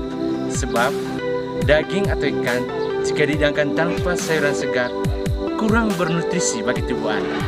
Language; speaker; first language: Indonesian; native; Indonesian